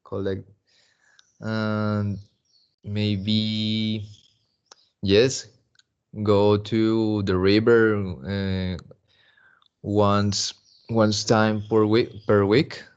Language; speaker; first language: English; non-native, learner; Spanish